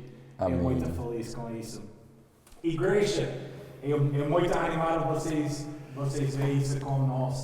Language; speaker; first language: Portuguese; non-native, learner; English